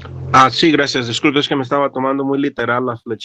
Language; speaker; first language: Spanish; native; Spanish